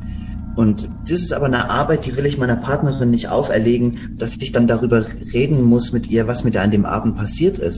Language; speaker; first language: German; native; German